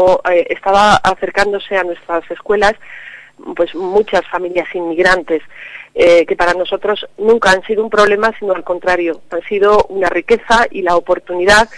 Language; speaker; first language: Spanish; native; Spanish